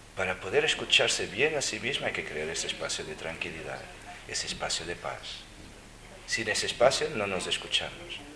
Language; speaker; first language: Spanish; native; Spanish